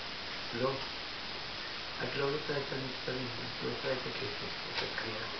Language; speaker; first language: Hebrew; non-native, fluent; Russian